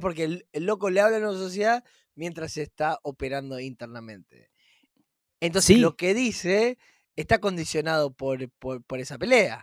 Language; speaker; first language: Spanish; native; Spanish